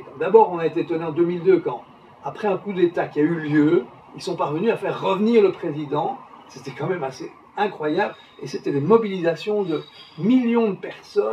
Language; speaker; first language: French; native; French